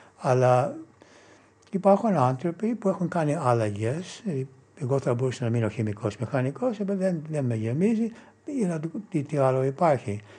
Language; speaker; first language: Greek; non-native, fluent; English